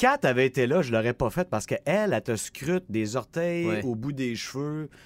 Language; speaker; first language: French; native; French